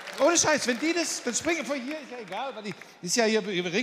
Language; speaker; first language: German; native; German